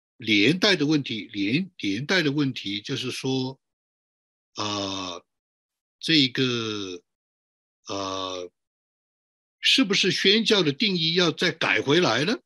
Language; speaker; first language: Chinese; native; Chinese